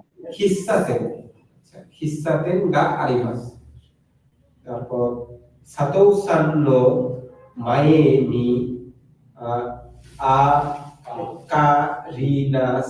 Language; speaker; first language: Japanese; non-native, learner; Bangla